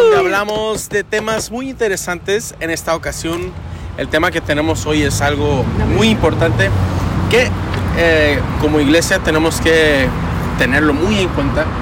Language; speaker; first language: Spanish; early bilingual, heritage; Spanish